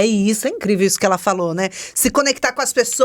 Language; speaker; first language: Portuguese; native; Portuguese